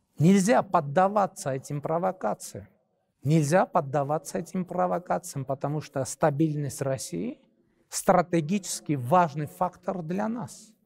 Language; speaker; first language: Russian; non-native, local second language; Armenian